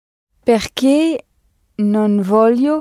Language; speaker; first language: Italian; non-native, learner; French